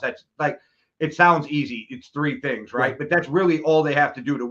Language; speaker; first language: English; native; English